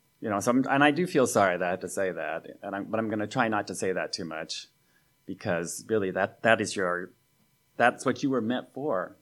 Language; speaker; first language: English; native; English